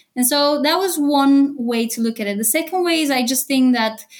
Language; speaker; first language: English; non-native, fluent; Bulgarian